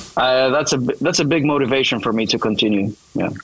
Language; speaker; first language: English; non-native, fluent; Greek